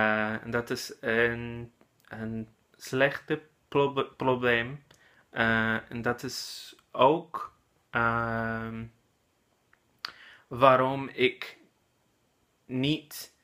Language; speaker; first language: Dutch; non-native, learner; English